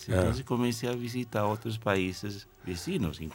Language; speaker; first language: Spanish; non-native, fluent; English